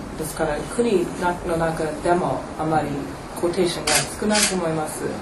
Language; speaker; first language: Japanese; non-native, fluent; English